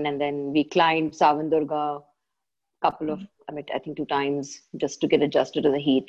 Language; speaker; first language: English; non-native, local second language; Malayalam